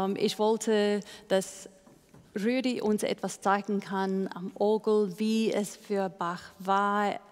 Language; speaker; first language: German; non-native, fluent; English